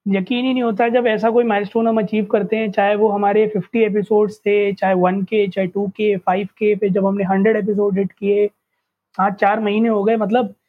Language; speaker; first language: Hindi; native; Hindi